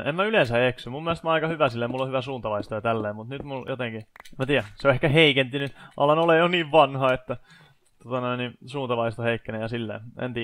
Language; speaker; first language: Finnish; native; Finnish